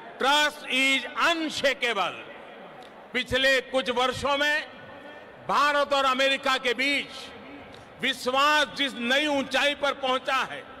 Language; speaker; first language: Hindi; non-native, local second language; Gujarati